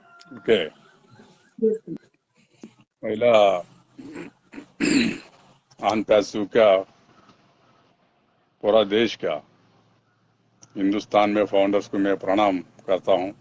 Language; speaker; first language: Hindi; non-native, local second language; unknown